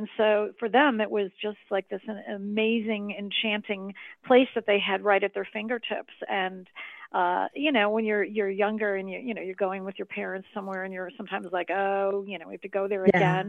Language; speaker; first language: English; native; English